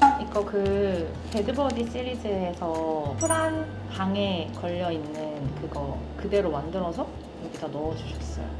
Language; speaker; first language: Korean; native; Korean